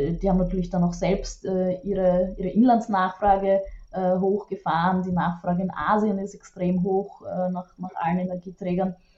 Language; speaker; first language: German; native; German